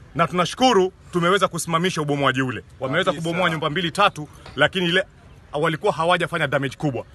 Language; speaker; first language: Swahili; native; Swahili